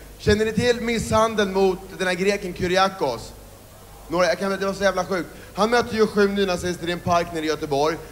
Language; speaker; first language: Swedish; native; Swedish